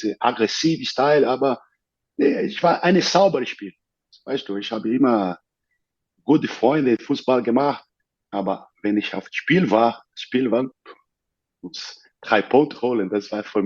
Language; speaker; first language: German; non-native, fluent; Portuguese